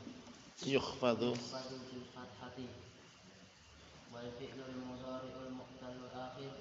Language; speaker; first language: Arabic; non-native, learner; Indonesian